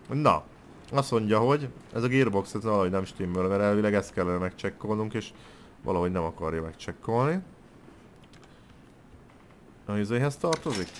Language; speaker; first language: Hungarian; native; Hungarian